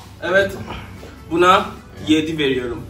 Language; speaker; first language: Turkish; non-native, fluent; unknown